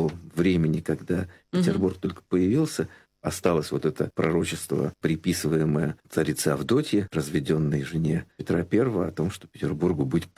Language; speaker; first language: Russian; native; Russian